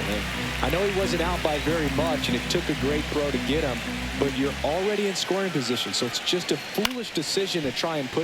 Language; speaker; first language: English; native; English